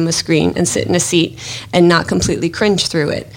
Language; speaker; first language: English; native; English